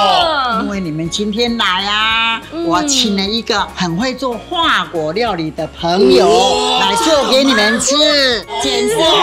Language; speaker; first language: Chinese; native; Chinese